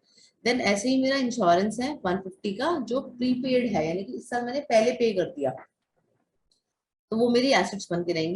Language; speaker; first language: Hindi; native; Hindi